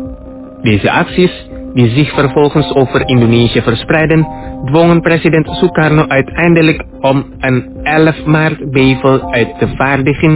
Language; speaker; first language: Dutch; non-native, fluent; Indonesian